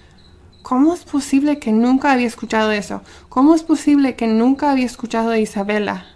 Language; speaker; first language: Spanish; early bilingual, heritage; Spanish